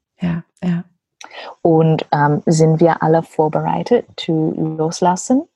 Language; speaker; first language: German; non-native, learner; English